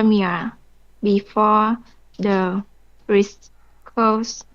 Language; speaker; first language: English; non-native, learner; Vietnamese